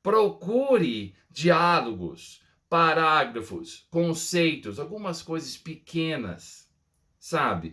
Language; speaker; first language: Portuguese; non-native, fluent; English